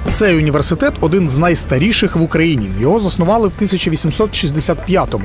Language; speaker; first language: Ukrainian; native; Ukrainian